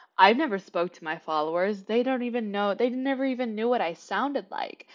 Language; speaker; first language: English; native; English